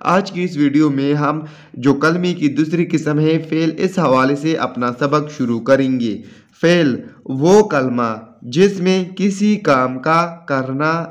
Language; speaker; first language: Urdu; non-native, local second language; Pashto